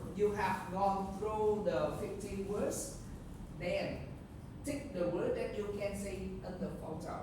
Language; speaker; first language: English; non-native, fluent; Vietnamese